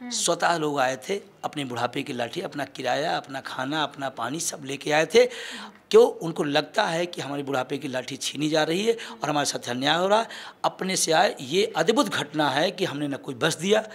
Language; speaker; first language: Hindi; native; Hindi